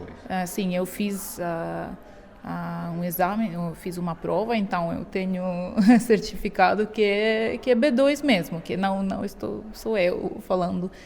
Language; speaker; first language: Portuguese; non-native, fluent; Russian